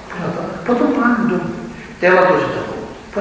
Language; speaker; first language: Russian; non-native, learner; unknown